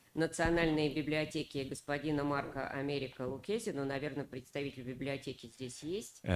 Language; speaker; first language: Russian; native; Russian